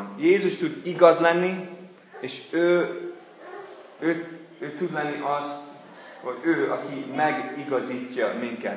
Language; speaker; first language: Hungarian; non-native, fluent; English